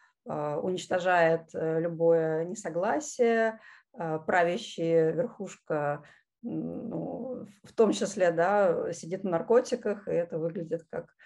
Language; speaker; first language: Russian; native; Russian